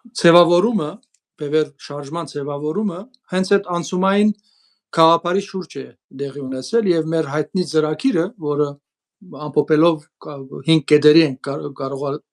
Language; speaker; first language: Armenian; early bilingual, heritage; Armenian